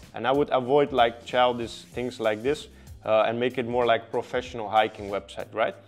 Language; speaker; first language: English; non-native, fluent; Dutch